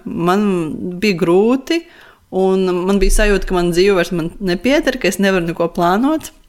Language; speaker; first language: Latvian; non-native, local second language; Russian